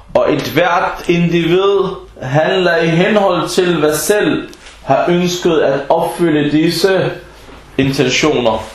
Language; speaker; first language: Danish; early bilingual, other home language; Arabic